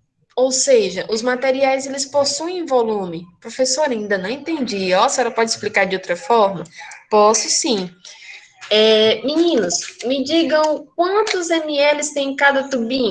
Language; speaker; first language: Portuguese; native; Portuguese